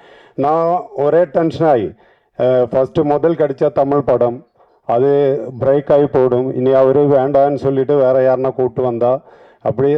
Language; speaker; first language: Tamil; non-native, learner; Malayalam